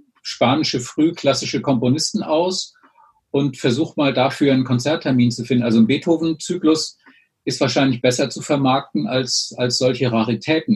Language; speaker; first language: German; native; German